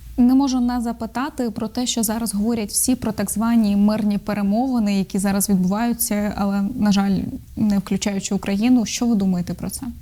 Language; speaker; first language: Ukrainian; native; Ukrainian